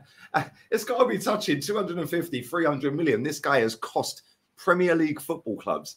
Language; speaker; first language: English; native; English